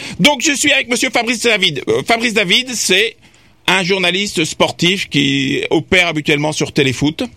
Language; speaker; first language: French; native; French